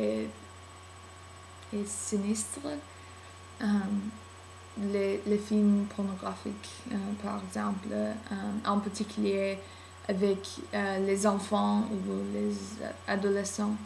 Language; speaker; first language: French; non-native, learner; English